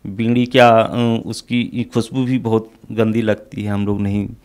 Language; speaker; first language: Hindi; native; Hindi